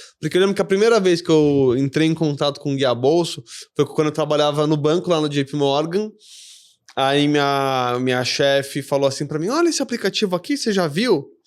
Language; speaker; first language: Portuguese; native; Portuguese